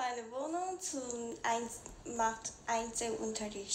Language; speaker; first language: German; non-native, learner; Korean